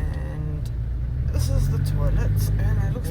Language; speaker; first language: English; native; English